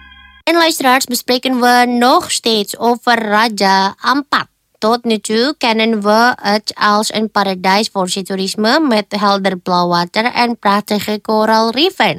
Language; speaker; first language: Dutch; non-native, fluent; Indonesian